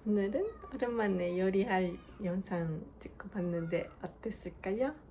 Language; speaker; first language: Korean; non-native, fluent; Japanese